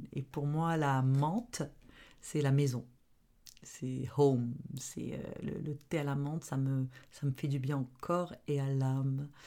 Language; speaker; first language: French; non-native, local second language; Arabic